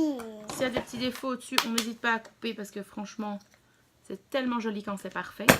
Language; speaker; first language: French; native; French